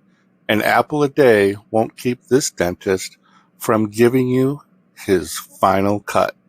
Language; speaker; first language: English; native; English